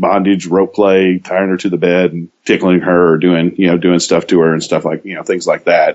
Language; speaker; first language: English; native; English